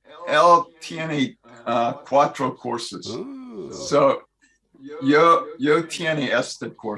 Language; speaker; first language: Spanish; non-native, learner; English